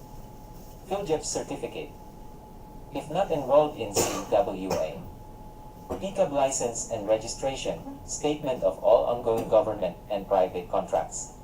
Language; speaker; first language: English; non-native, local second language; Cebuano